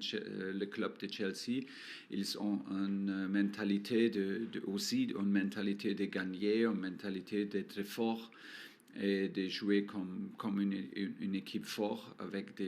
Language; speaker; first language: French; non-native, learner; German